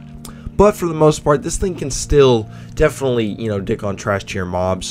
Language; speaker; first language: English; native; English